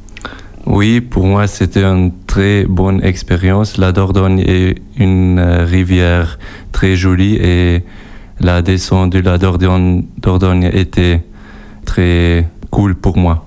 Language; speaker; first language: French; non-native, learner; German